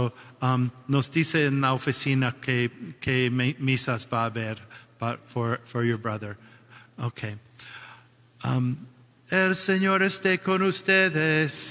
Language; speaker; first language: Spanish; non-native, fluent; English